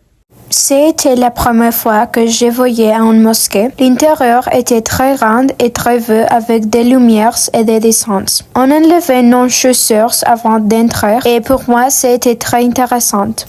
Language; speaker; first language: French; non-native, learner; Spanish